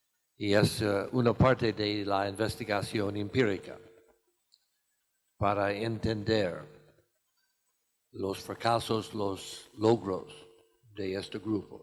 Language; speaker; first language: Spanish; non-native, fluent; English